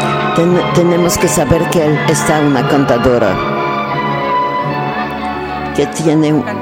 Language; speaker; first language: Spanish; non-native, learner; French